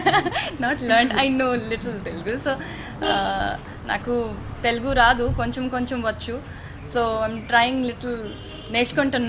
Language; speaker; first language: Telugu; non-native, learner; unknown